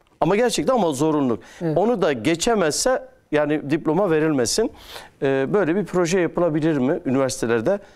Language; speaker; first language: Turkish; native; Turkish